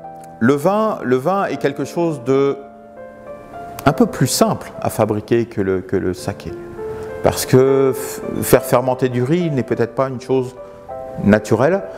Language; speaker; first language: French; non-native, fluent; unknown